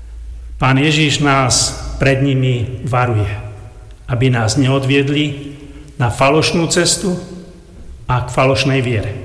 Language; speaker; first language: Slovak; native; Slovak